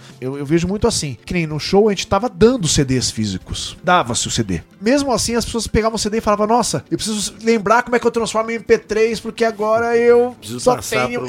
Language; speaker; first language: Portuguese; native; Portuguese